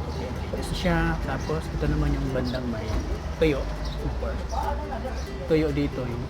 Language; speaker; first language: Filipino; native; Filipino